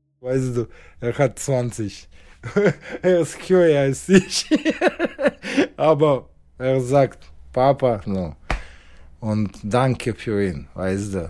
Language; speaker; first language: German; non-native, learner; Russian